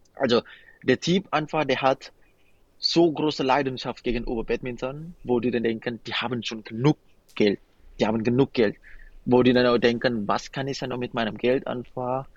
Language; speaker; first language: German; non-native, fluent; Indonesian